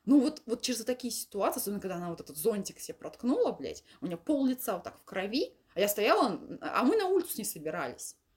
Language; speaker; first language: Russian; native; Russian